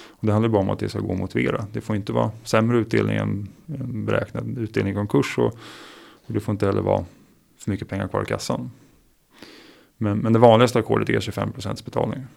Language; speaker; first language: Swedish; native; Swedish